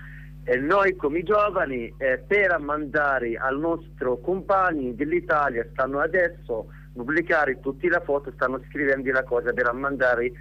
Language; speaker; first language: Italian; non-native, learner; Arabic